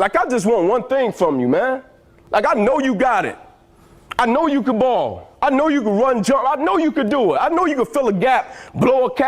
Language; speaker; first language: English; native; English